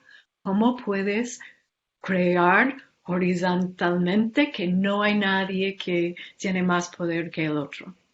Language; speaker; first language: Spanish; non-native, fluent; English